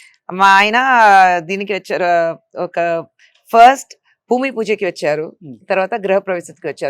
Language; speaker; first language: Telugu; non-native, local second language; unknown